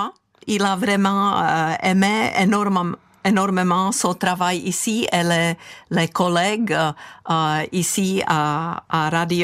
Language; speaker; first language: French; non-native, fluent; Czech